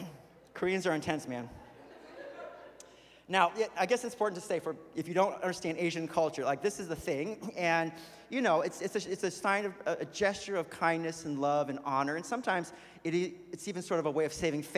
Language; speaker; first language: English; native; English